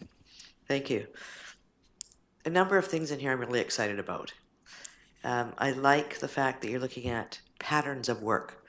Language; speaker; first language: English; native; English